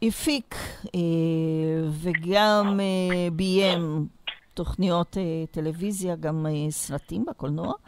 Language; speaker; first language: Hebrew; non-native, fluent; Portuguese